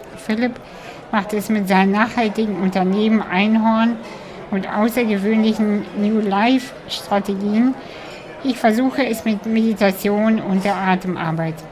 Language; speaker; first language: German; early bilingual, other home language; Russian